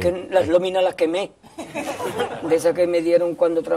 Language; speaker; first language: Spanish; native; Spanish